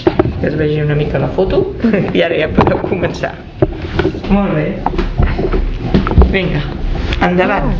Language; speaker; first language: Catalan; native; Catalan